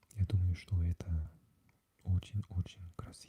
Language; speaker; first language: Russian; non-native, learner; English